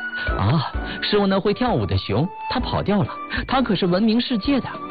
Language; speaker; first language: Chinese; native; Chinese